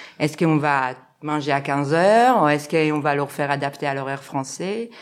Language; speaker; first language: French; non-native, fluent; Spanish